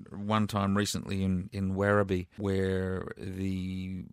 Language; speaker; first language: English; native; English